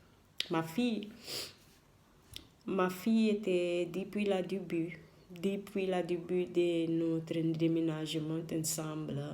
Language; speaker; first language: French; non-native, learner; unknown